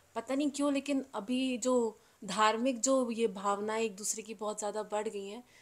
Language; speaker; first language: Hindi; native; Hindi